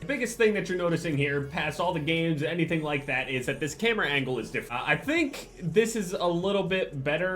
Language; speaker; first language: English; native; English